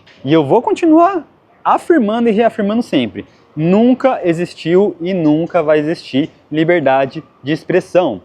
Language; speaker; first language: Portuguese; native; Portuguese